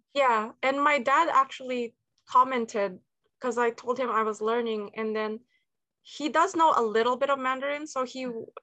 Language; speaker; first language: English; native; English